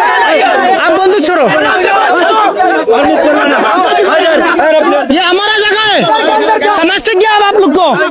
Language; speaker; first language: Hindi; non-native, learner; Bangla